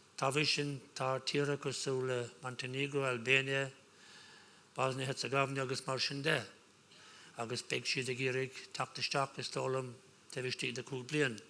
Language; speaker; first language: Irish; non-native, local second language; English